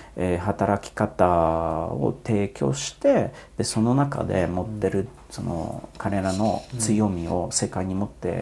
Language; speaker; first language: Japanese; non-native, fluent; Polish